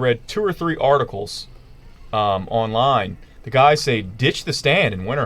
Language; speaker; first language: English; native; English